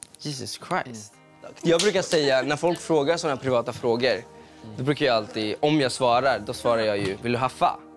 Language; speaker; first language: Swedish; early bilingual, other home language; Spanish